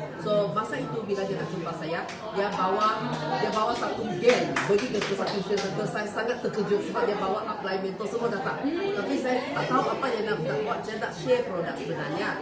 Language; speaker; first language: Malay; non-native, local second language; Chinese